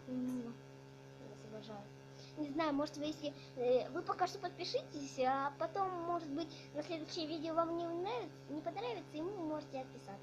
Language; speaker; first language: Russian; native; Russian